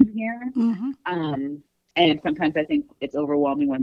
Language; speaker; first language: English; native; English